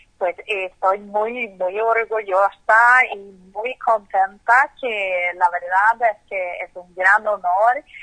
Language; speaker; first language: Spanish; non-native, fluent; Swedish